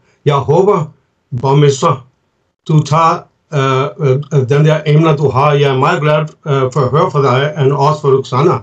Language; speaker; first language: Danish; non-native, fluent; Urdu